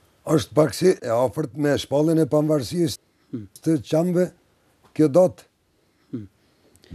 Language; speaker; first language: Albanian; native; Albanian